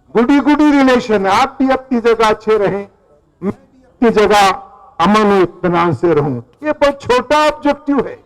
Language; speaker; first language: Urdu; native; Urdu